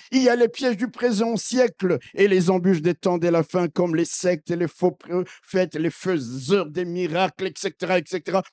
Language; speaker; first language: French; non-native, local second language; Lingala